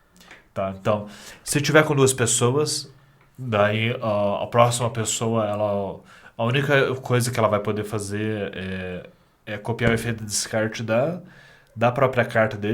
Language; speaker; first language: Portuguese; native; Portuguese